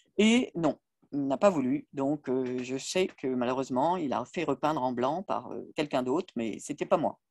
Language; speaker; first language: French; native; French